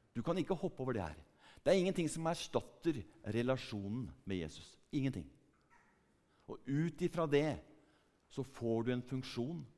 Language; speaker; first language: Norwegian; native; Norwegian